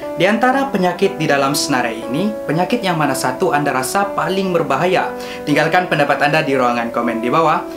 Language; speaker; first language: Malay; native; Malay